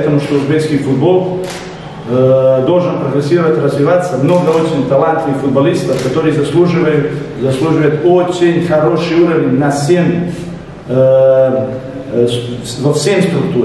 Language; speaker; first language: Russian; non-native, fluent; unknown